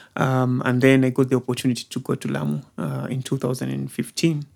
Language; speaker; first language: English; non-native, local second language; Swahili